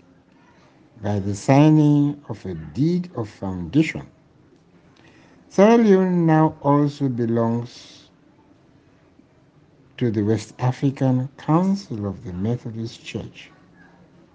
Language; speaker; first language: English; non-native, local second language; Krio